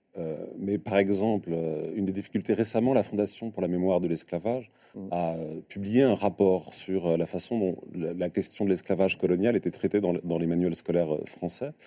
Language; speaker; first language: French; native; French